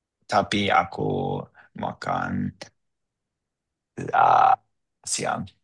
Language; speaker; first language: Indonesian; non-native, learner; English